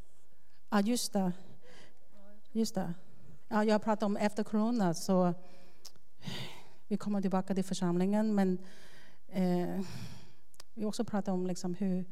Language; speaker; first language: Swedish; non-native, fluent; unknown